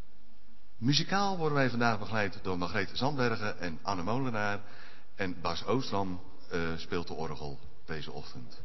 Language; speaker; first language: Dutch; native; Dutch